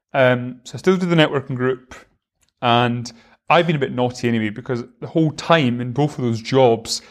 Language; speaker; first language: English; native; English